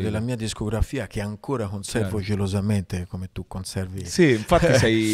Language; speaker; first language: Italian; native; Italian